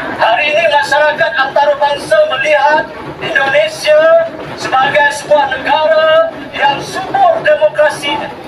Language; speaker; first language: Malay; native; Malay